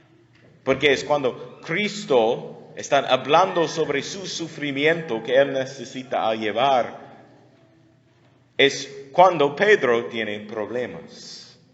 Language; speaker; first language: Spanish; non-native, fluent; English